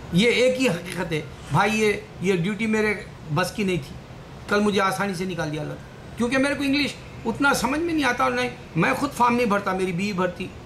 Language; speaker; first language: Urdu; native; Urdu